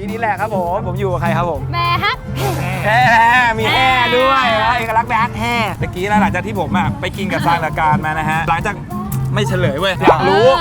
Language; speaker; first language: Thai; native; Thai